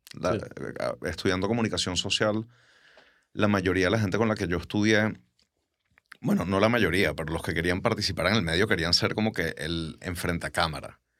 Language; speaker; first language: Spanish; native; Spanish